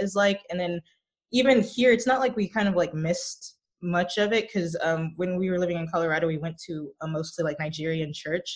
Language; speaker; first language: English; native; English